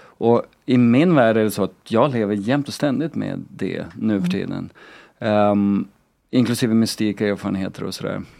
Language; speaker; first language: Swedish; native; Swedish